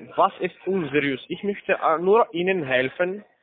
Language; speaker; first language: German; non-native, learner; Russian